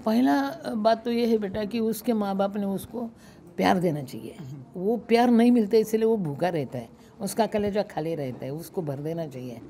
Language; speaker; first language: Hindi; non-native, local second language; Marathi